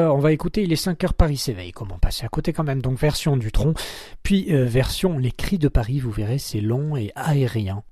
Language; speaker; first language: French; native; French